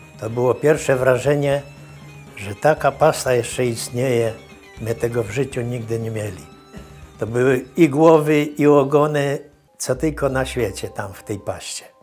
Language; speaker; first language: Polish; early bilingual, heritage; Polish